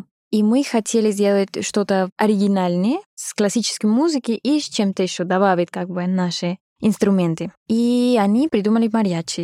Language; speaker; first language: Russian; non-native, fluent; Spanish